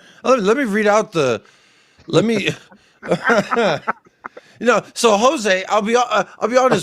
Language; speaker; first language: English; native; English